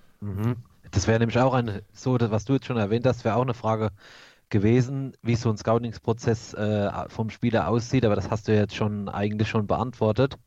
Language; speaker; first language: German; native; German